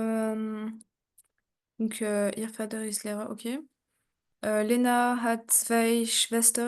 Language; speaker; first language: German; non-native, learner; French